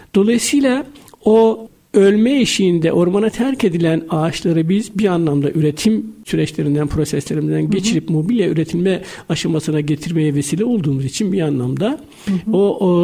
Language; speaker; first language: Turkish; native; Turkish